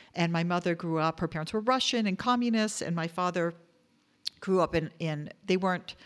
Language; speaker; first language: English; native; English